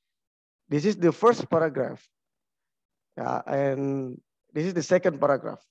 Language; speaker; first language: English; non-native, learner; Indonesian